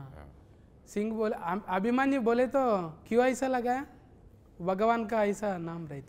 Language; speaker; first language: Hindi; non-native, local second language; Telugu